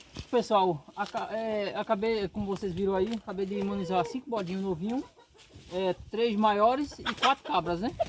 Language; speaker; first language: Portuguese; native; Portuguese